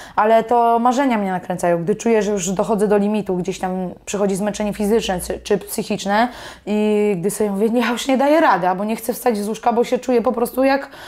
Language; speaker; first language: Polish; native; Polish